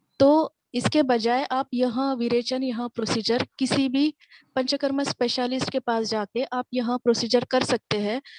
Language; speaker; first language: Hindi; non-native, local second language; Marathi